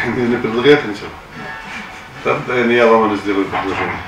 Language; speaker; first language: Russian; non-native, fluent; Serbian